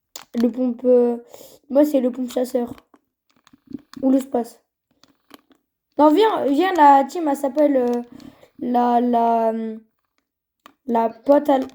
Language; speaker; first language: French; native; French